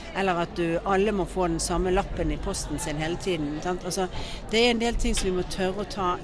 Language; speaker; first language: Norwegian; native; Norwegian